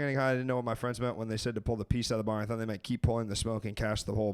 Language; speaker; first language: English; native; English